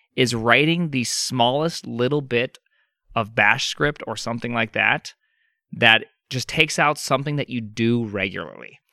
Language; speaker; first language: English; native; English